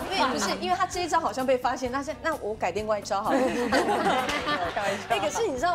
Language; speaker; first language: Chinese; native; Chinese